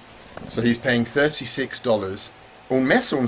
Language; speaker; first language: Spanish; non-native, learner; English